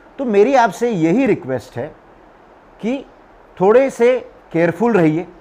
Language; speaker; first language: Hindi; non-native, local second language; Marathi